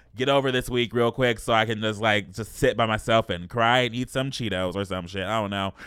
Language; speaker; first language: English; native; English